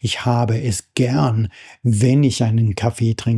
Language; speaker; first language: German; non-native, fluent; English